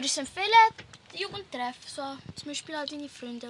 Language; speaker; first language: German; native; German